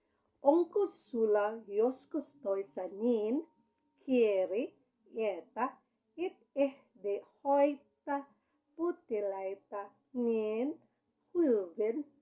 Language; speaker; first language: Finnish; non-native, learner; Cebuano